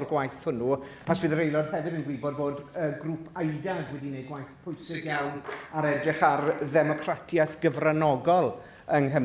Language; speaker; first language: Welsh; native; Welsh